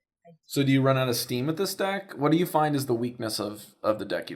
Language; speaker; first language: English; native; English